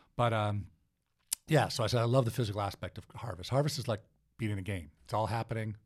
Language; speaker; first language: English; native; English